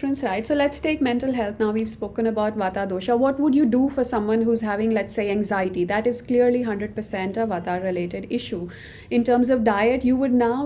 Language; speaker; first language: English; non-native, local second language; Hindi